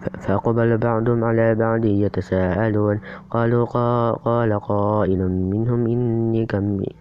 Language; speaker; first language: Arabic; non-native, learner; Indonesian